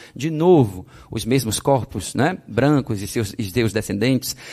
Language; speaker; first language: Portuguese; native; Portuguese